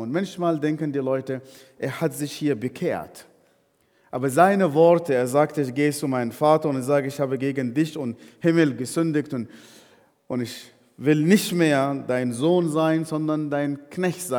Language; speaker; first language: German; non-native, fluent; Arabic